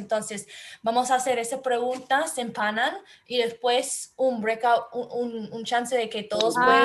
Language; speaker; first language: Spanish; non-native, learner; English